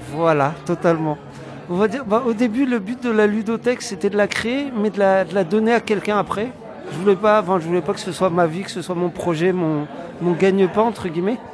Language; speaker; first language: French; native; French